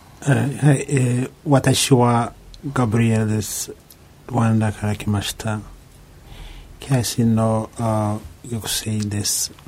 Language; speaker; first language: Japanese; non-native, learner; Kinyarwanda